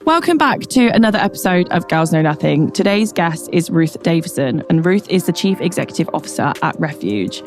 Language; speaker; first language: English; native; English